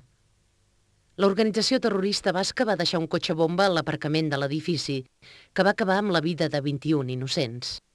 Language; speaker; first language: Catalan; native; Catalan